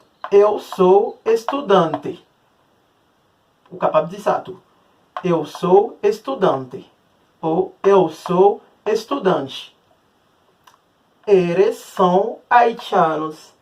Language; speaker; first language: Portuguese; non-native, learner; Haitian Creole